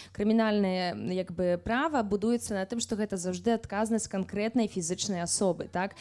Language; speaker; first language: Belarusian; native; Belarusian